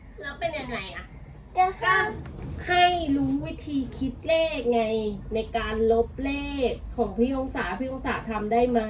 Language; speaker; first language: Thai; native; Thai